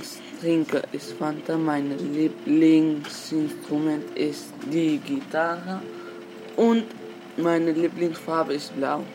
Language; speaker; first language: German; non-native, learner; Dutch